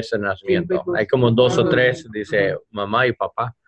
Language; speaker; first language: Spanish; non-native, learner; English